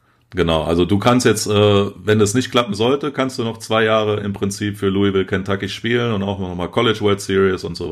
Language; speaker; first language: German; native; German